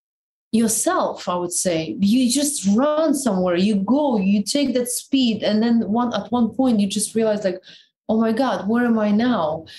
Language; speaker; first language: English; non-native, fluent; Russian